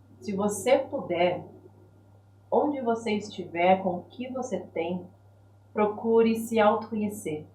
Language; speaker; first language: Portuguese; native; Portuguese